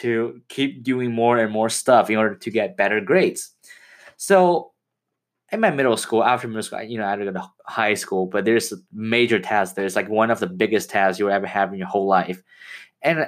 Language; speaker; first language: English; non-native, fluent; Chinese